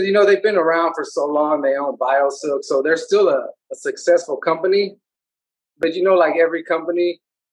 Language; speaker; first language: English; native; English